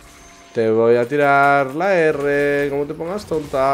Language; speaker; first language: Spanish; native; Spanish